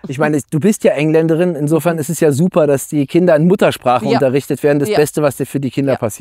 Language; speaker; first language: German; native; German